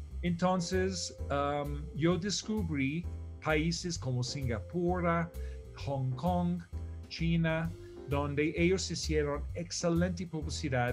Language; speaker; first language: Spanish; non-native, fluent; English